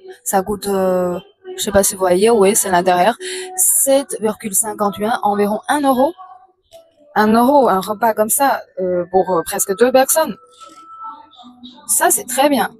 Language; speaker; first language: French; non-native, fluent; Chinese